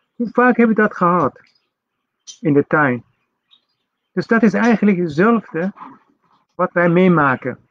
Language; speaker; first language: Dutch; non-native, fluent; Persian